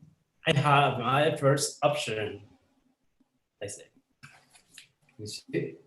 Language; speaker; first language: English; non-native, learner; Spanish